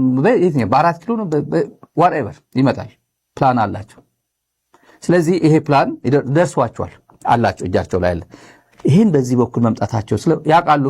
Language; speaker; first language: Amharic; non-native, local second language; Tigrinya